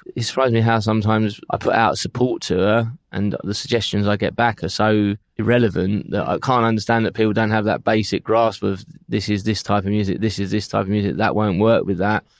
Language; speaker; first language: English; native; English